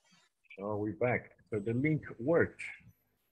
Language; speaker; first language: English; non-native, fluent; Spanish